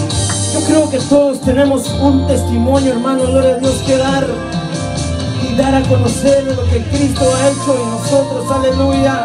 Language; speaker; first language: Spanish; native; Spanish